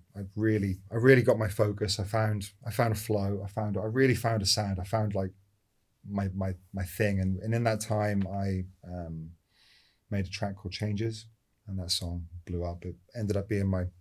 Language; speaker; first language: English; native; English